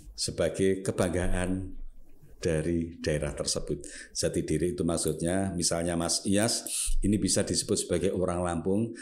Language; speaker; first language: Indonesian; non-native, local second language; Javanese